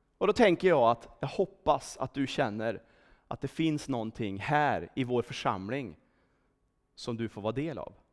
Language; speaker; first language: Swedish; native; Swedish